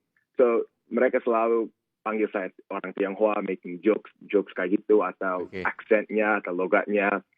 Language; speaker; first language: Indonesian; early bilingual, heritage; Indonesian